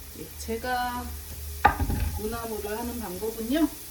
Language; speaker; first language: Korean; native; Korean